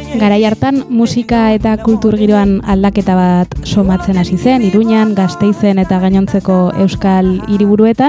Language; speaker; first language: Basque; native; Basque